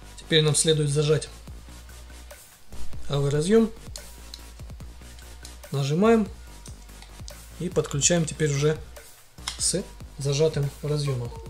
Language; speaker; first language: Russian; native; Russian